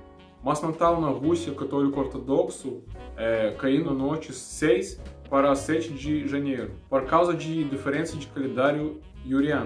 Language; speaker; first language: Portuguese; non-native, learner; Russian